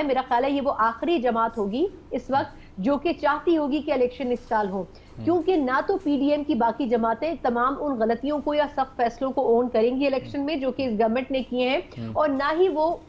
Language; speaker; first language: Urdu; native; Urdu